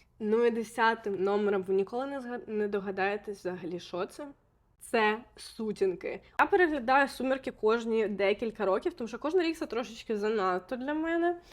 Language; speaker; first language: Ukrainian; non-native, local second language; Russian